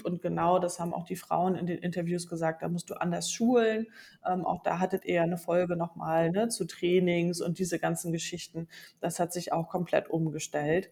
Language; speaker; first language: German; native; German